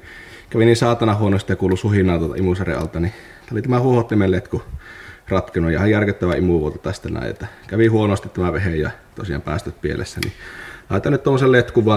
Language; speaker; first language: Finnish; native; Finnish